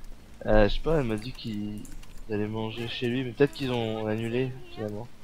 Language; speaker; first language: French; native; French